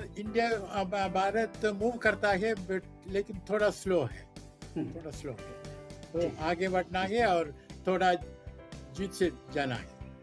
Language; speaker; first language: Hindi; non-native, local second language; Malayalam